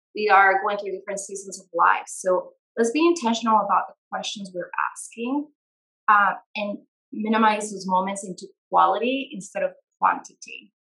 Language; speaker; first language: English; non-native, fluent; Spanish